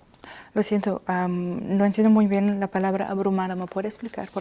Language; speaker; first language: Spanish; non-native, fluent; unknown